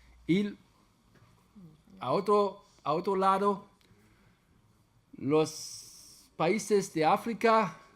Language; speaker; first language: Spanish; non-native, fluent; German